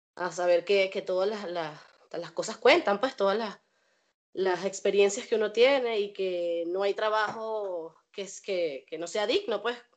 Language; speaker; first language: Spanish; native; Spanish